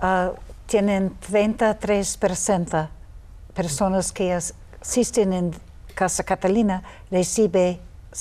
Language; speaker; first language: Spanish; non-native, learner; English